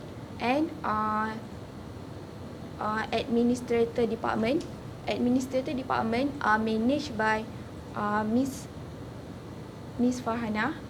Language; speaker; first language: English; non-native, learner; Malay